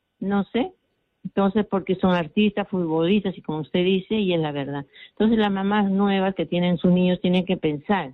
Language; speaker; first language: Spanish; native; Spanish